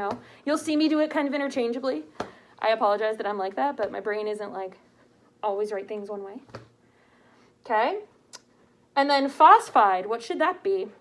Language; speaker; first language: English; native; English